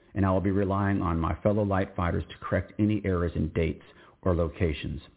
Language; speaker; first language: English; native; English